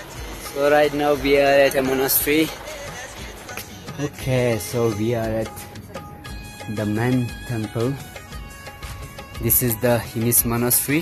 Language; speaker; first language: English; non-native, local second language; Ladakhi